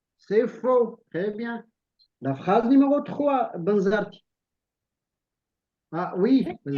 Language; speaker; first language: French; non-native, local second language; Arabic